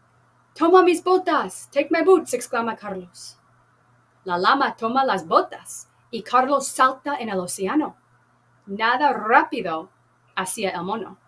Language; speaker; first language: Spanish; non-native, fluent; English